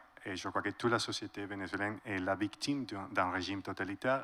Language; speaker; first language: French; non-native, fluent; Spanish